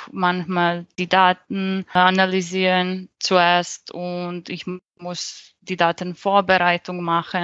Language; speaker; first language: German; non-native, fluent; Serbian